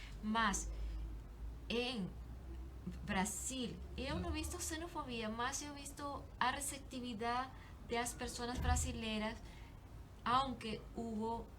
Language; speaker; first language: Portuguese; non-native, learner; Spanish